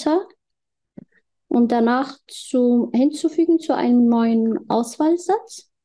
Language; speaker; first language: German; non-native, fluent; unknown